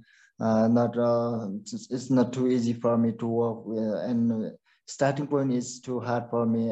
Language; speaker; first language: English; non-native, learner; Sherpa